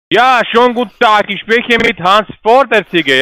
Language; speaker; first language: German; non-native, learner; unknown